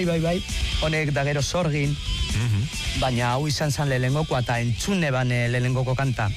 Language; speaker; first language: Basque; native; Basque